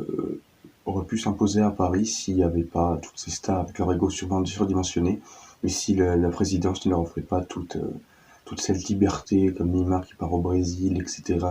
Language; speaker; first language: French; native; French